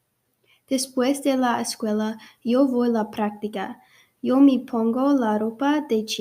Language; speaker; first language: Spanish; non-native, learner; English